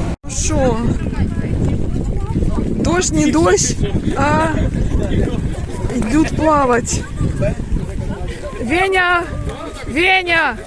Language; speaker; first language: Russian; native; Russian